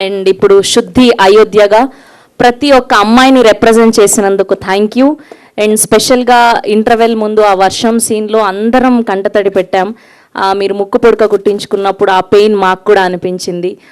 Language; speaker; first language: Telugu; native; Telugu